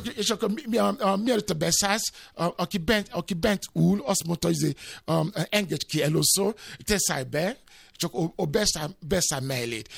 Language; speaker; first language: Hungarian; non-native, learner; Yoruba